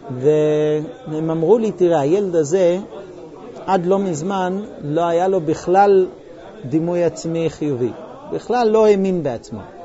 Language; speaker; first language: Hebrew; non-native, fluent; English